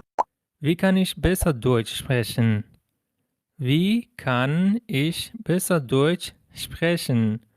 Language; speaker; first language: German; non-native, fluent; Persian